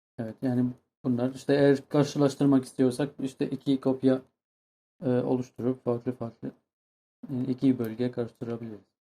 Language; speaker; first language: Turkish; non-native, fluent; Arabic